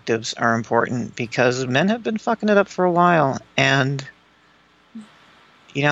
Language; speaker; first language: English; native; English